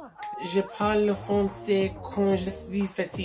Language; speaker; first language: French; non-native, learner; English